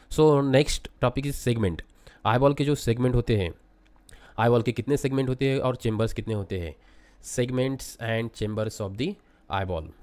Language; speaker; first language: Hindi; non-native, local second language; Marathi